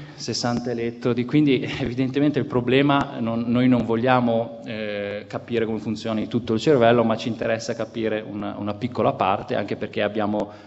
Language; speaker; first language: Italian; native; Italian